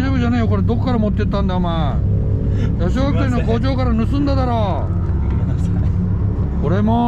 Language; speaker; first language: Japanese; native; Japanese